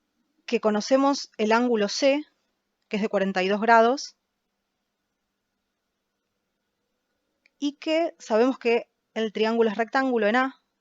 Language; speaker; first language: Spanish; native; Spanish